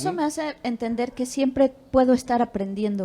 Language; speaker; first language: Spanish; native; Spanish